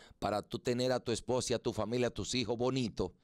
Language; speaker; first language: Spanish; native; Spanish